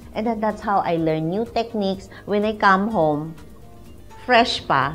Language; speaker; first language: English; non-native, local second language; Filipino